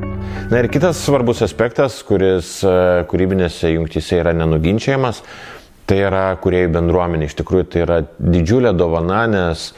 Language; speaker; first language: Lithuanian; native; Lithuanian